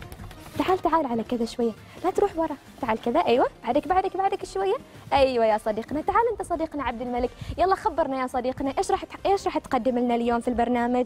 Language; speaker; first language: Arabic; native; Arabic